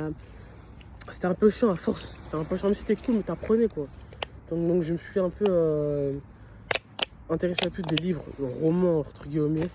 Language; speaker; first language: French; native; French